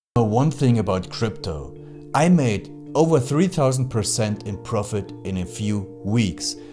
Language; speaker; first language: English; non-native, fluent; German